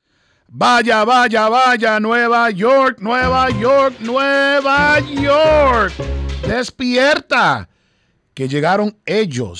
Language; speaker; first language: Spanish; early bilingual, heritage; Spanish